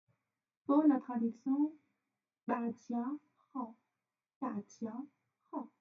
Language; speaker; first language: French; non-native, fluent; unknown